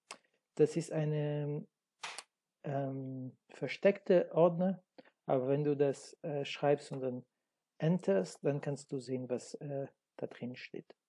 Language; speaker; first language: German; non-native, learner; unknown